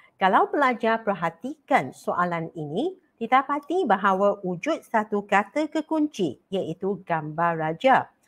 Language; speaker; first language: Malay; non-native, local second language; Chinese